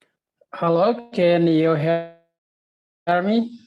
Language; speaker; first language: English; non-native, learner; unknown